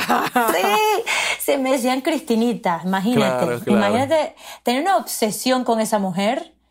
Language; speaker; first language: Spanish; native; Spanish